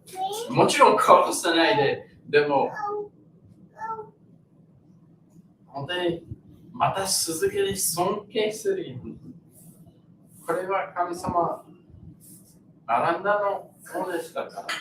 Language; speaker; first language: Japanese; non-native, learner; English